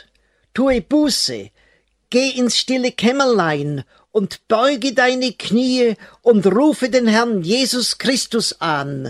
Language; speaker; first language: German; native; German